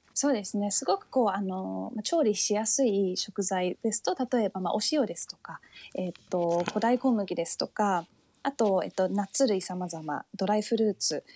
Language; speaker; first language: Japanese; early bilingual, heritage; Japanese